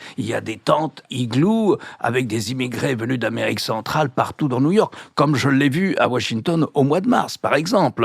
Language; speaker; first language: French; native; French